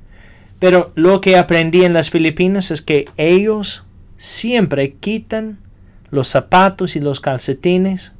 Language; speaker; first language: Spanish; non-native, fluent; English